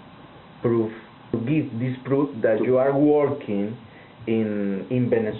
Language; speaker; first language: English; non-native, learner; Spanish